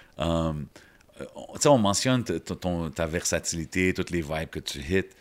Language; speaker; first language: French; early bilingual, other home language; Arabic